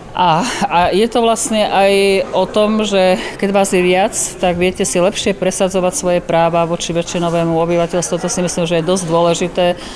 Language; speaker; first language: Slovak; native; Slovak